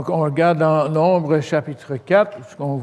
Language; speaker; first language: French; native; French